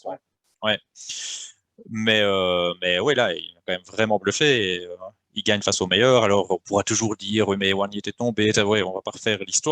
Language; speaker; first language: French; native; French